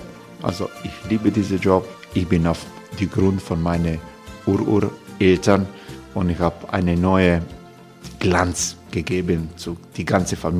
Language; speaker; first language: German; non-native, learner; Croatian